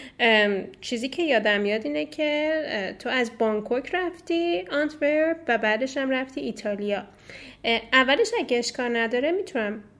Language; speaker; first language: Persian; native; Persian